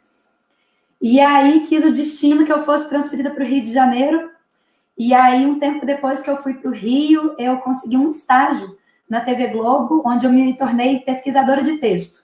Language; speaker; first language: Portuguese; native; Portuguese